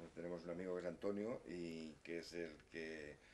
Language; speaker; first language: Spanish; native; Spanish